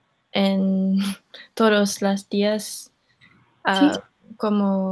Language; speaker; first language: Spanish; non-native, learner; English